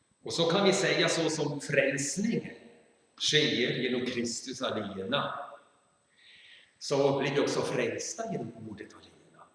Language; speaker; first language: Swedish; non-native, fluent; German